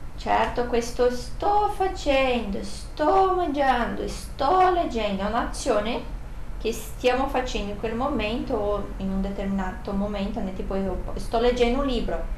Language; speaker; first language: Italian; non-native, fluent; Portuguese